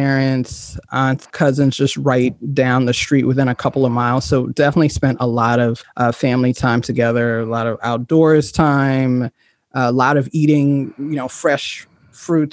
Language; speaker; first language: English; native; English